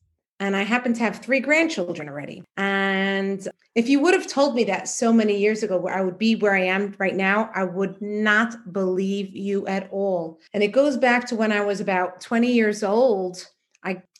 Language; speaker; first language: English; native; English